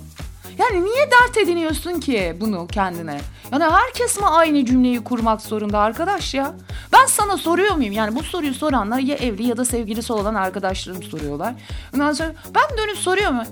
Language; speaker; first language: Turkish; native; Turkish